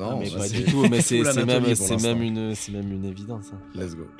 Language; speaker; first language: French; native; French